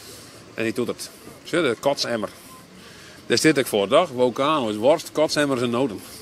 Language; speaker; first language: Dutch; non-native, local second language; Western Frisian